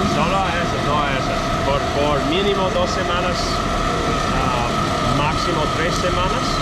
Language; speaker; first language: Spanish; non-native, learner; English